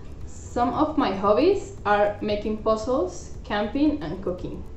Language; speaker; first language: English; non-native, fluent; Spanish